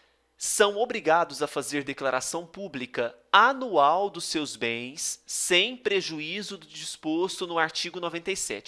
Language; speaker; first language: Portuguese; native; Portuguese